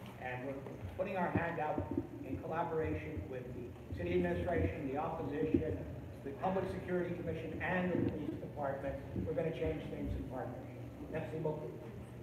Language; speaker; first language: English; native; English